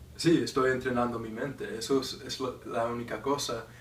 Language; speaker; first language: Spanish; non-native, learner; English